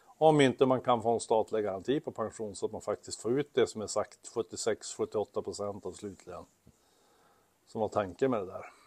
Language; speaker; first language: Swedish; native; Swedish